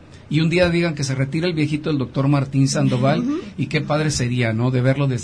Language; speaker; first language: Spanish; native; Spanish